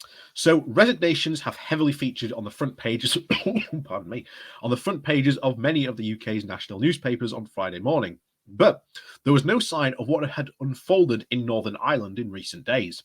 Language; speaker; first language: English; native; English